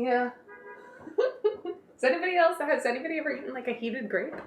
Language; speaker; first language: English; native; English